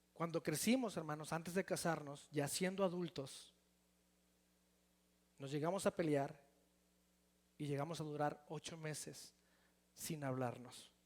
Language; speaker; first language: Spanish; native; Spanish